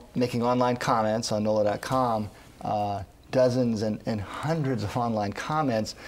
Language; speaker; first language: English; native; English